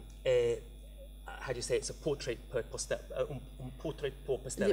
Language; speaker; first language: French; non-native, learner; English